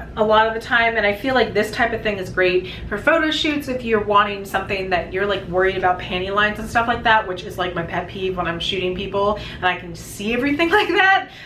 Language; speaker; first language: English; native; English